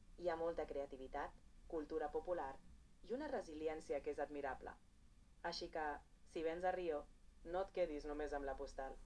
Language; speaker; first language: Catalan; non-native, fluent; Portuguese